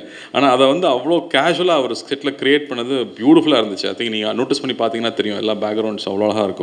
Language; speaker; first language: Tamil; native; Tamil